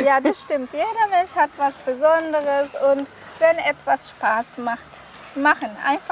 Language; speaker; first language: German; non-native, fluent; Kinyarwanda